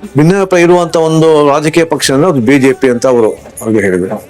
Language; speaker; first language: Kannada; non-native, local second language; Konkani